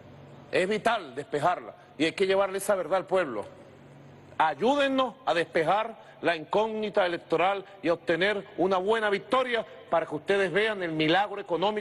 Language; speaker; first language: Spanish; native; Spanish